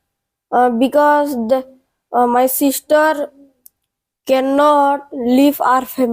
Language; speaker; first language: English; non-native, learner; Odia